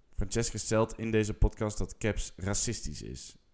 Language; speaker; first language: English; non-native, fluent; Dutch